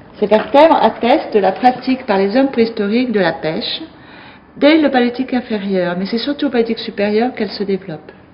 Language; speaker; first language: French; native; French